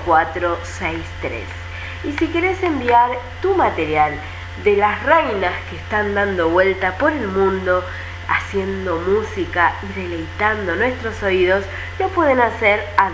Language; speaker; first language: Spanish; native; Spanish